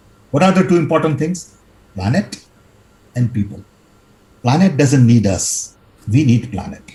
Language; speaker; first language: English; non-native, local second language; Gujarati